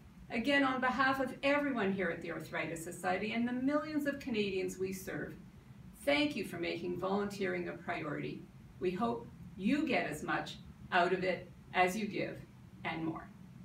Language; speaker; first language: English; native; English